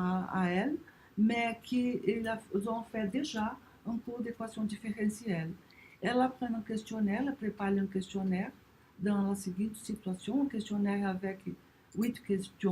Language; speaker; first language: French; non-native, learner; Portuguese